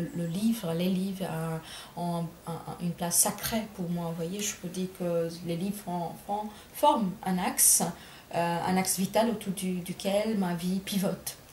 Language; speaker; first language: French; non-native, fluent; Bangla